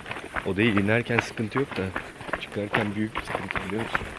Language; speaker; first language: Turkish; native; Turkish